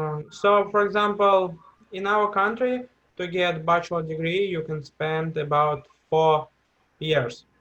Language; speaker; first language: English; non-native, fluent; Russian